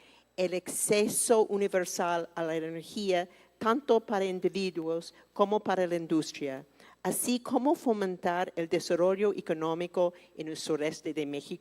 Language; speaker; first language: Spanish; non-native, fluent; English